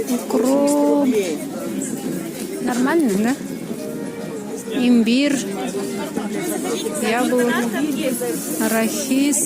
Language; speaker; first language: Russian; non-native, fluent; Mongolian